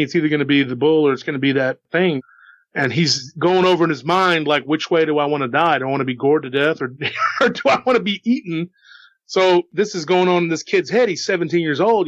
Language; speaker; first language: English; native; English